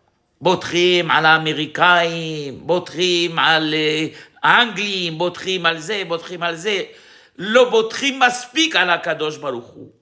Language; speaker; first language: Hebrew; non-native, fluent; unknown